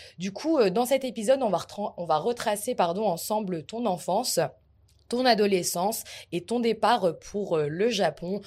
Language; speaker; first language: French; native; French